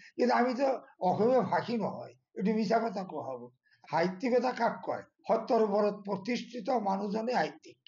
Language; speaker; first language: Assamese; non-native, local second language; Bangla